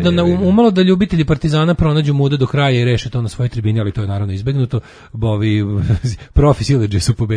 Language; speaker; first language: Serbian; native; Serbian